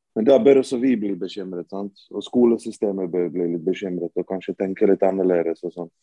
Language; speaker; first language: Norwegian; early bilingual, other home language; Bosnian